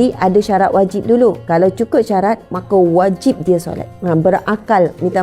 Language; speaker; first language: Malay; native; Malay